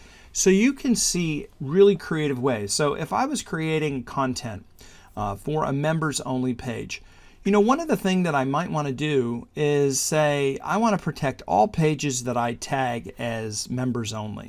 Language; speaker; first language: English; native; English